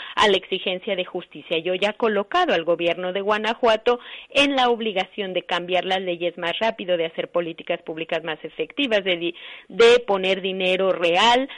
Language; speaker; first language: Spanish; native; Spanish